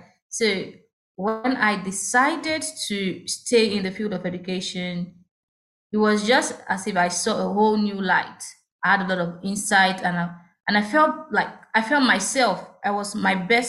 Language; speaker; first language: English; non-native, local second language; Yoruba